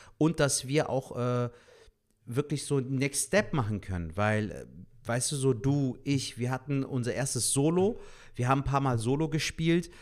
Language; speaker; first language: German; native; German